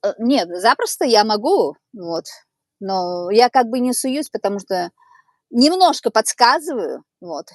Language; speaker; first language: Russian; non-native, local second language; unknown